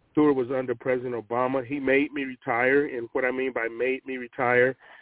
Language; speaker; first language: English; native; English